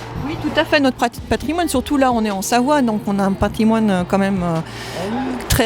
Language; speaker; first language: French; native; French